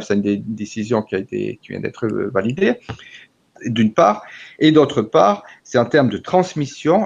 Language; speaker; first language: French; native; French